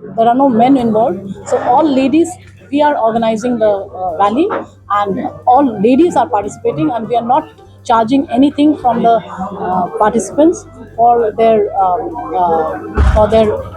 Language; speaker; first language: English; non-native, local second language; Bangla